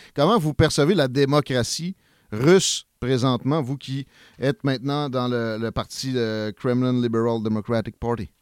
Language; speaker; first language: French; native; French